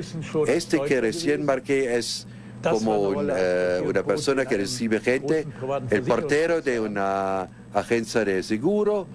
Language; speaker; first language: Spanish; non-native, fluent; German